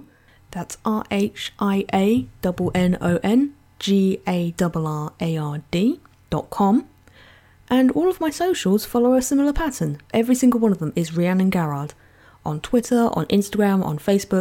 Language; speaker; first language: English; native; English